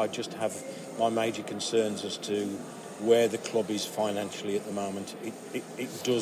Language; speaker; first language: English; native; English